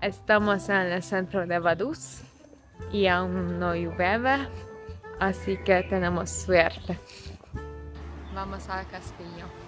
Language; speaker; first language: Spanish; non-native, learner; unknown